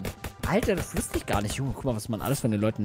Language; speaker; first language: German; native; German